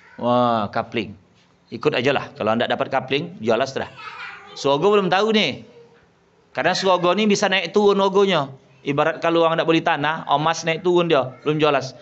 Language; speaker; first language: Malay; native; Malay